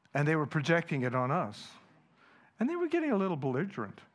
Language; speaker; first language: English; non-native, fluent; Dutch